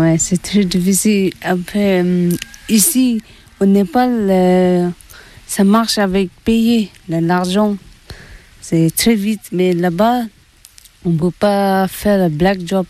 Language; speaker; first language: French; non-native, learner; Tibetan